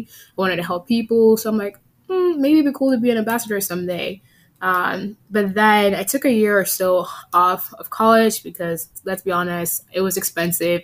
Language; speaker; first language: English; native; English